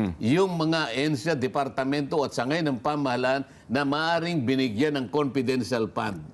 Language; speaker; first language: Filipino; non-native, local second language; Pampanga